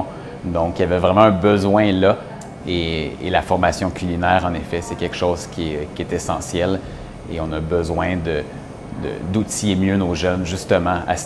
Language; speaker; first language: French; native; French